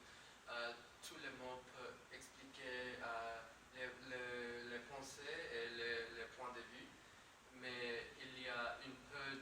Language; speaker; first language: French; non-native, learner; English